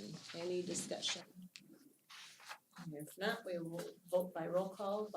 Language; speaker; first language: English; native; English